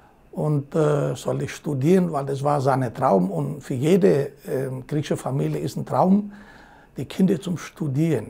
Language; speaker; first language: German; non-native, fluent; Greek